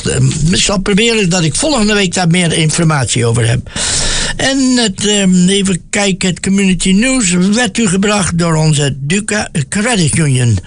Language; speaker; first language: Dutch; native; Dutch